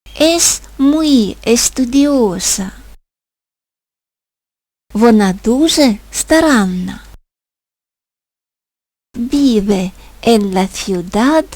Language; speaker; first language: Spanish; non-native, fluent; Ukrainian